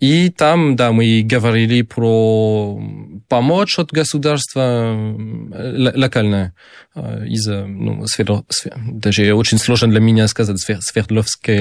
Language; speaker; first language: Russian; non-native, learner; French